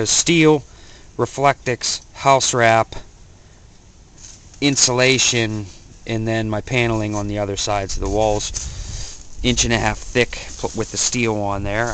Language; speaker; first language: English; native; English